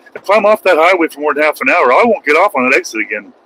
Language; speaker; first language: English; native; English